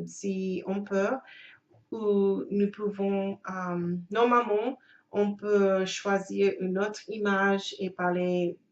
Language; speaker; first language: French; non-native, learner; English